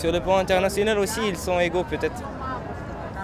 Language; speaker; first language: French; non-native, local second language; Arabic